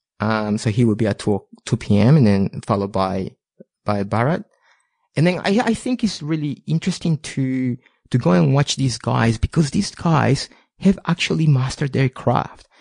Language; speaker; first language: English; non-native, fluent; Spanish